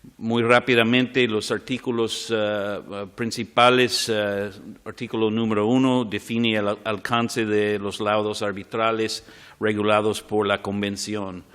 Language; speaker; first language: Spanish; non-native, fluent; English